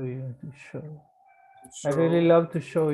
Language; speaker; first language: English; non-native, learner; Spanish